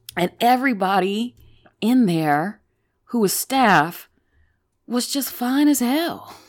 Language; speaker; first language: English; native; English